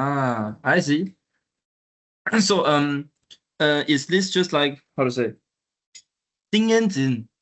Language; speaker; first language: English; non-native, learner; Chinese